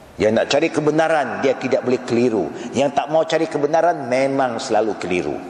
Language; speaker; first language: Malay; native; Malay